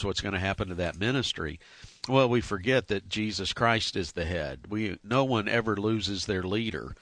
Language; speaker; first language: English; native; English